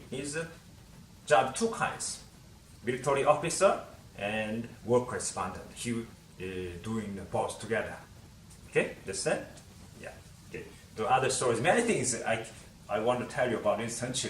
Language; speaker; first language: English; non-native, learner; Korean